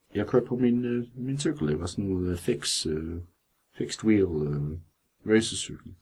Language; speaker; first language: Danish; non-native, fluent; English